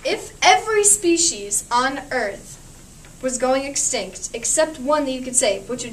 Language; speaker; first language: English; native; English